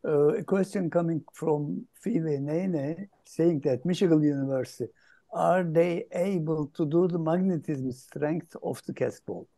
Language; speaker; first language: English; non-native, fluent; Turkish